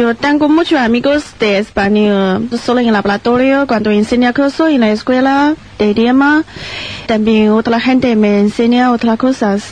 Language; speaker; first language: Spanish; non-native, learner; Chinese